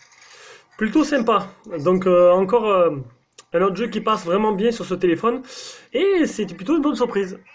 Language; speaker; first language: French; native; French